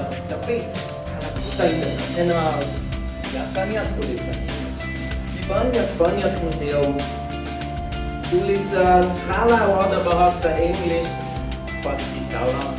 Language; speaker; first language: Indonesian; non-native, learner; English